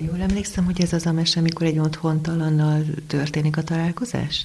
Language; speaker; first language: Hungarian; native; Hungarian